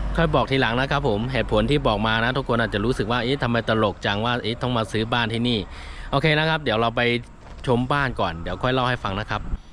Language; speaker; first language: Thai; non-native, fluent; Chinese